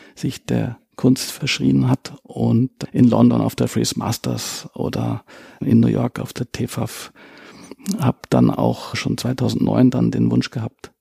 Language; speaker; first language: German; native; German